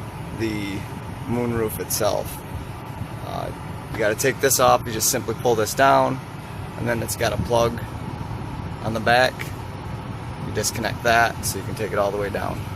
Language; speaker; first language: English; native; English